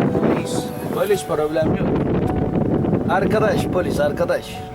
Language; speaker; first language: Turkish; non-native, learner; Polish